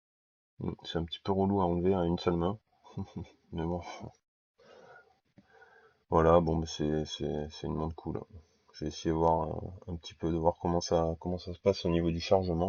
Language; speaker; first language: French; native; French